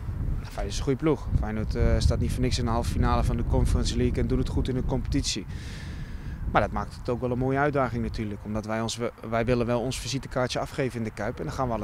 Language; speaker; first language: Dutch; native; Dutch